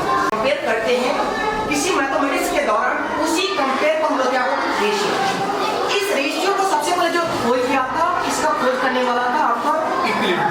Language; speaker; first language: Hindi; native; Hindi